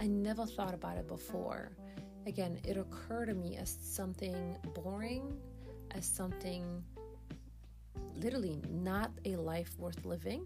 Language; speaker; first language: English; non-native, fluent; Polish